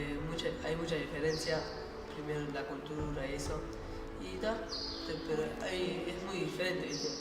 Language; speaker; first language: Spanish; early bilingual, other home language; Arabic